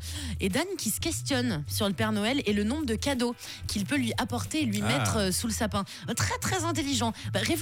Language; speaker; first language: French; native; French